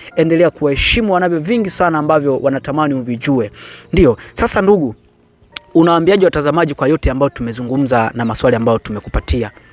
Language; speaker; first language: Swahili; native; Swahili